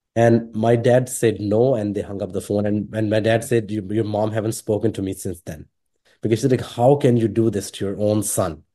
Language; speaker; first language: English; non-native, local second language; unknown